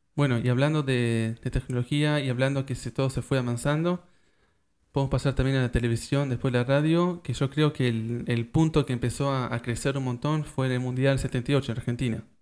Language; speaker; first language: Spanish; early bilingual, heritage; Spanish